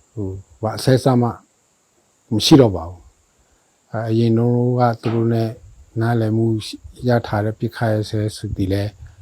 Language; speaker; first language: Burmese; non-native, local second language; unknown